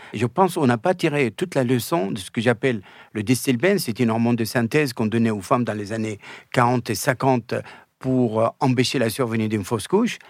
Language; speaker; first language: French; non-native, fluent; Arabic